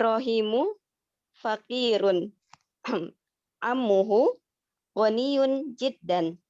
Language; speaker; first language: Arabic; non-native, learner; Indonesian